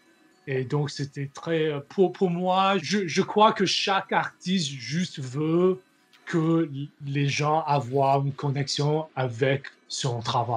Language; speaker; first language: French; non-native, learner; English